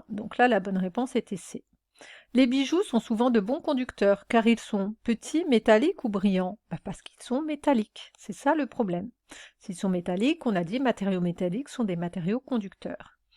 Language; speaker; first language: French; native; French